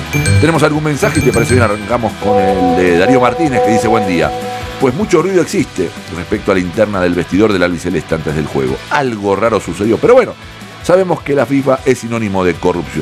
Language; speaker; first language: Spanish; native; Spanish